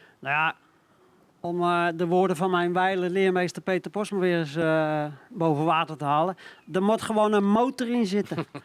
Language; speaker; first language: Dutch; native; Dutch